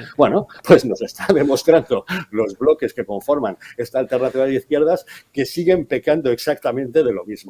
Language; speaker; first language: Spanish; native; Spanish